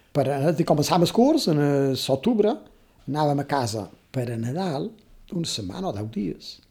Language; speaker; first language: Catalan; native; Catalan